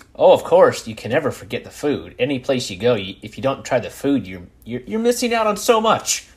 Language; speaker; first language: English; early bilingual, other home language; Italian